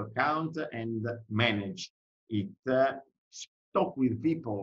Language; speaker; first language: English; non-native, fluent; Italian